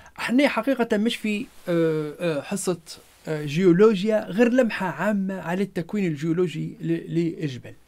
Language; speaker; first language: Arabic; non-native, local second language; Berber languages